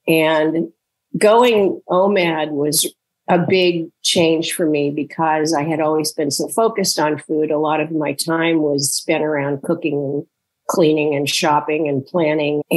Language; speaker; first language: English; native; English